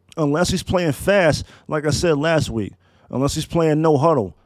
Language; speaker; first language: English; native; English